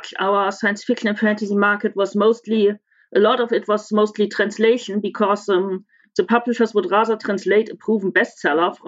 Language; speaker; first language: English; non-native, fluent; German